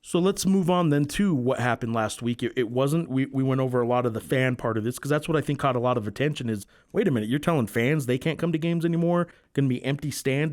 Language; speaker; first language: English; native; English